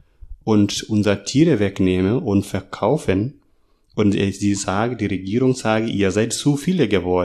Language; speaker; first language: German; non-native, learner; Masai